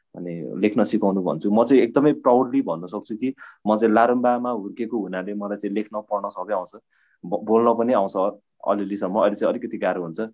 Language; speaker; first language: Nepali; non-native, local second language; Limbu